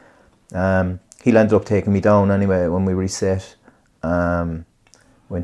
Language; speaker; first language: English; native; English